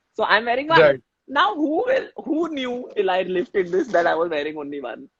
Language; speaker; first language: English; non-native, local second language; Hindi